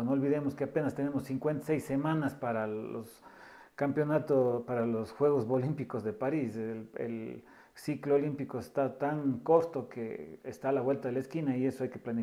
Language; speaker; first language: Spanish; native; Spanish